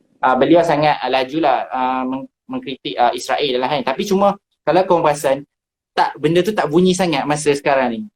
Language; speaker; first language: Malay; native; Malay